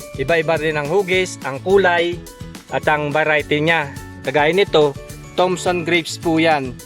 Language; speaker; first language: Filipino; non-native, local second language; Pampanga